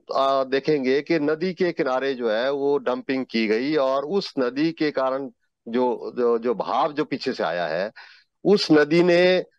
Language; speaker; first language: Hindi; native; Hindi